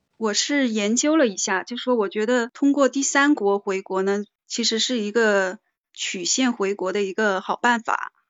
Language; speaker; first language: Chinese; native; Chinese